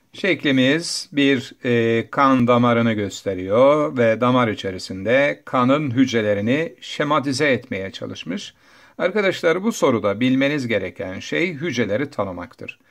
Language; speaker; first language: Turkish; native; Turkish